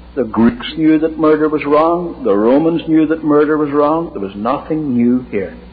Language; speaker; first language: English; native; English